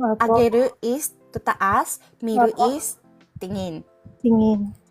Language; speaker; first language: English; non-native, local second language; Filipino